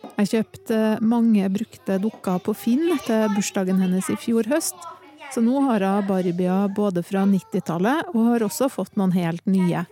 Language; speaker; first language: Norwegian; native; Norwegian